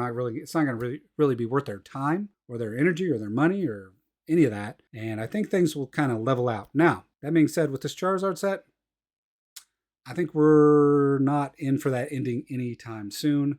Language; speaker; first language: English; native; English